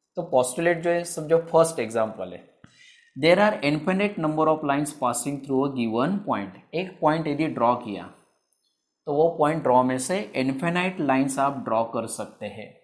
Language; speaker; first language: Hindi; non-native, local second language; Marathi